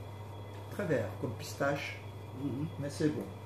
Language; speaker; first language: French; non-native, fluent; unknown